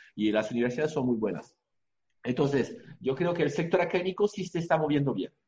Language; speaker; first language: Spanish; non-native, fluent; French